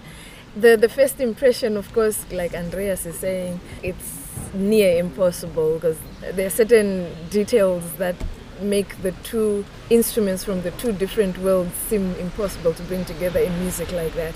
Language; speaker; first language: English; non-native, local second language; Shona